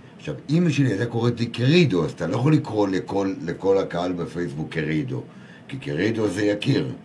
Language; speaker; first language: Hebrew; native; Hebrew